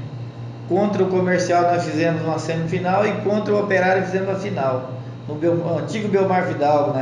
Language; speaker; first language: Portuguese; native; Portuguese